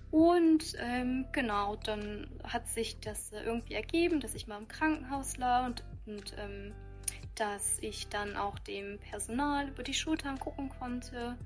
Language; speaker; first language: German; early bilingual, other home language; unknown